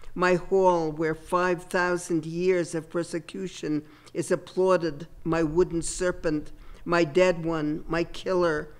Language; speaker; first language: English; native; English